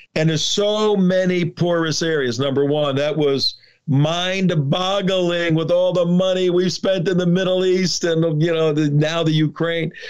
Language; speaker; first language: English; native; English